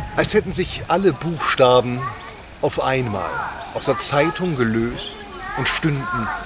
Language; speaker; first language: German; native; German